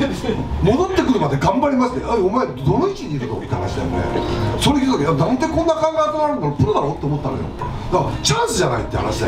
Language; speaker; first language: Japanese; native; Japanese